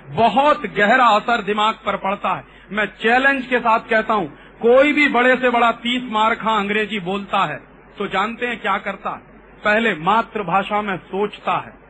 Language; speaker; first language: Hindi; native; Hindi